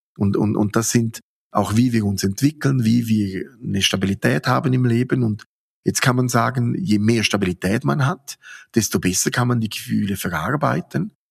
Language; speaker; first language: German; native; German